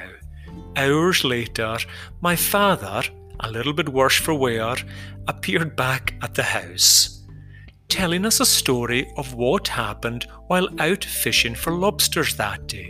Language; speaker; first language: English; native; English